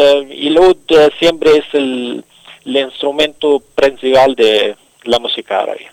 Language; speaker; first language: Spanish; non-native, local second language; Arabic